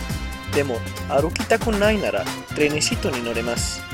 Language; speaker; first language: Japanese; non-native, learner; Spanish